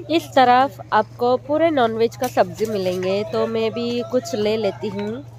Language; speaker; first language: Hindi; non-native, local second language; Kok Borok